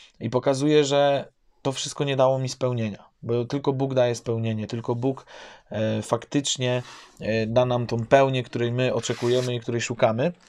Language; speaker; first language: Polish; native; Polish